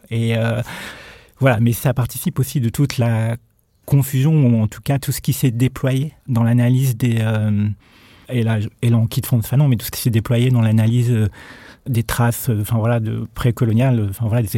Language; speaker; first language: French; native; French